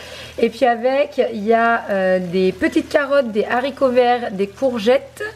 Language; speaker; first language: French; native; French